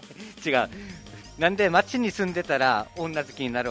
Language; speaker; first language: Japanese; native; Japanese